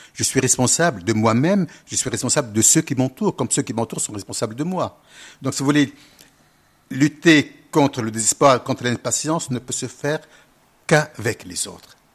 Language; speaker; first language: French; non-native, local second language; Arabic